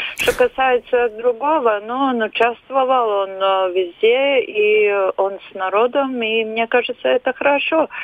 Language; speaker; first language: Russian; non-native, local second language; Latvian